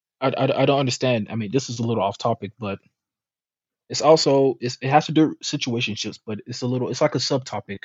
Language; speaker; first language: English; native; English